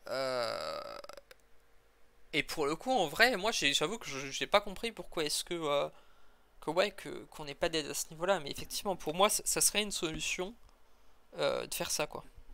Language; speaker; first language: French; native; French